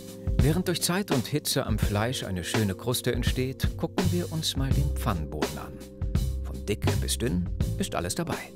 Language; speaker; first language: German; native; German